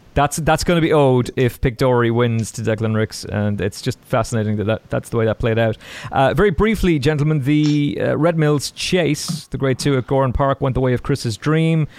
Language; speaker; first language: English; native; English